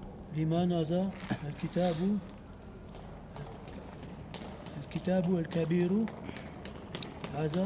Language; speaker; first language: Arabic; non-native, learner; French